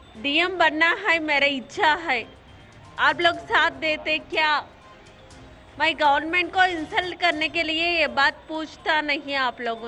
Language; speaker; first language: Hindi; non-native, local second language; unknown